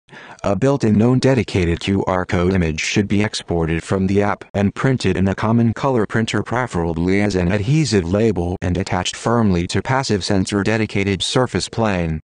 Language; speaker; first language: English; non-native, fluent; Greek